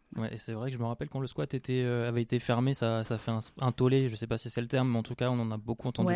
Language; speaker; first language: French; native; French